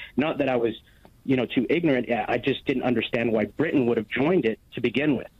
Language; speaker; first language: English; native; English